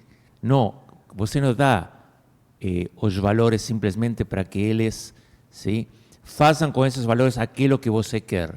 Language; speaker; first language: Portuguese; non-native, fluent; Spanish